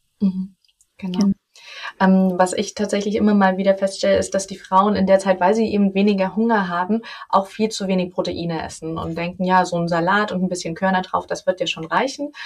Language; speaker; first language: German; native; German